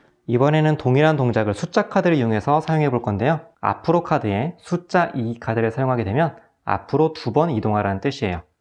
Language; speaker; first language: Korean; native; Korean